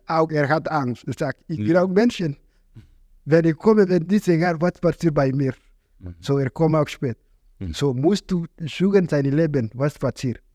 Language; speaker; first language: German; non-native, learner; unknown